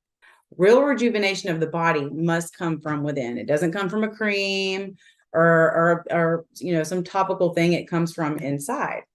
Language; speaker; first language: English; native; English